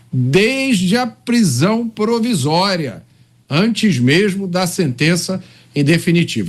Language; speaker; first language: Portuguese; native; Portuguese